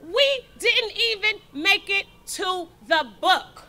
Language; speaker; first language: English; native; English